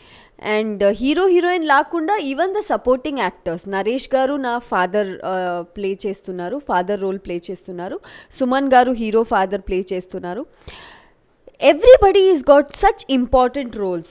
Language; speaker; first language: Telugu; non-native, local second language; Kannada